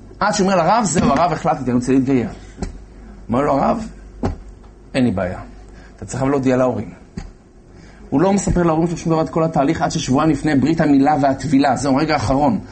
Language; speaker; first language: Hebrew; native; Hebrew